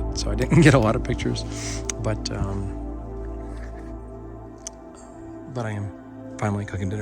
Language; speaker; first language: English; native; English